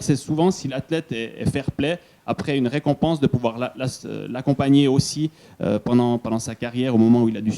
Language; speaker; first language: French; native; French